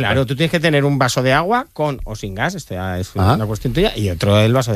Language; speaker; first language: Spanish; native; Spanish